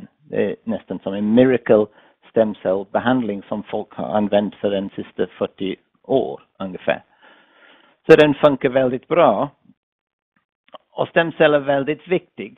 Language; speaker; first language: Swedish; non-native, fluent; English